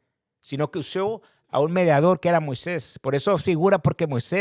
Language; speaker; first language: Spanish; native; Spanish